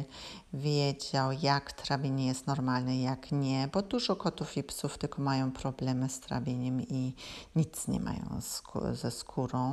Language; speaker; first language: Polish; non-native, learner; German